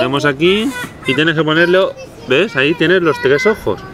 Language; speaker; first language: Spanish; native; Spanish